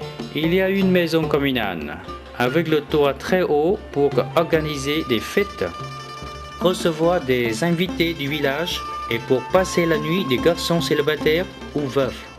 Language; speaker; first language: French; non-native, fluent; Vietnamese